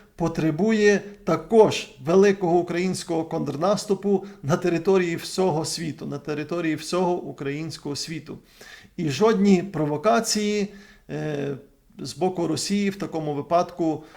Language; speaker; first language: Ukrainian; native; Ukrainian